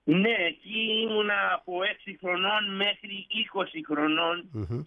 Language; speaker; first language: Greek; early bilingual, heritage; Greek